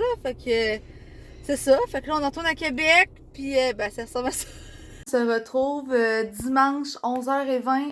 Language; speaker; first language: French; native; French